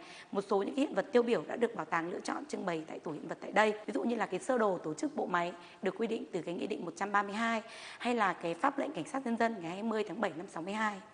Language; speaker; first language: Vietnamese; native; Vietnamese